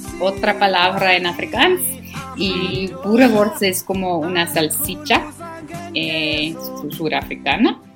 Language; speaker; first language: Spanish; non-native, learner; Afrikaans